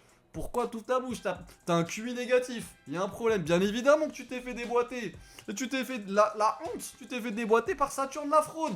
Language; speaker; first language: French; native; French